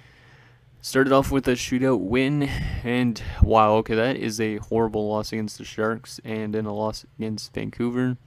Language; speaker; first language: English; native; English